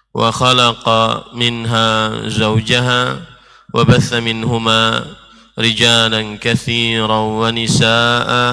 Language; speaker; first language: Arabic; non-native, fluent; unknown